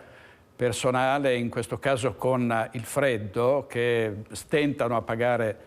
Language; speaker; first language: Italian; native; Italian